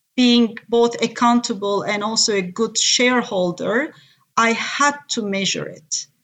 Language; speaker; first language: English; non-native, fluent; Turkish